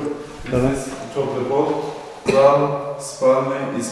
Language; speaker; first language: Russian; non-native, learner; Turkish